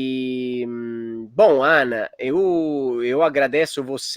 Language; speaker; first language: Portuguese; non-native, fluent; Italian